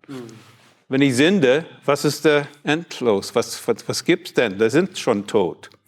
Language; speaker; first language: German; non-native, learner; English